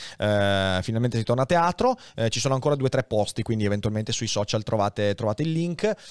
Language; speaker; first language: Italian; native; Italian